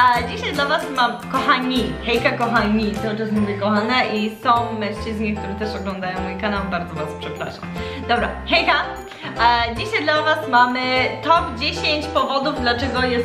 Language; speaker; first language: Polish; early bilingual, heritage; Polish